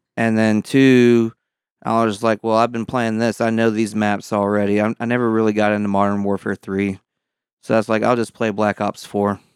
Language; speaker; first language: English; native; English